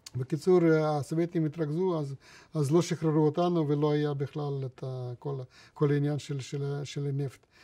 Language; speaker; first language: Hebrew; non-native, fluent; Russian